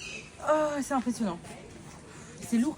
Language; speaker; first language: French; native; French